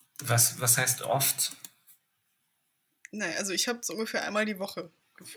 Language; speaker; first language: German; native; German